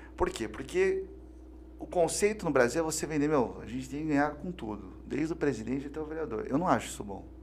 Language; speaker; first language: Portuguese; native; Portuguese